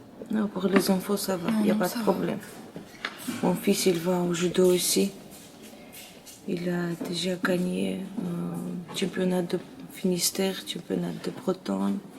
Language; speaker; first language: French; non-native, learner; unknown